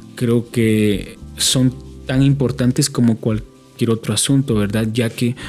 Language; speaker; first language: Spanish; native; Spanish